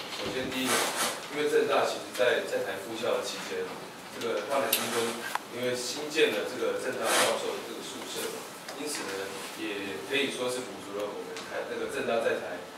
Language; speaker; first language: Chinese; native; Chinese